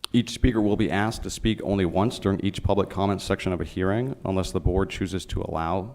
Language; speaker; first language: English; native; English